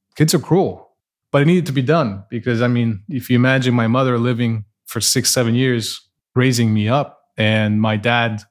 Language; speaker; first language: English; non-native, fluent; Portuguese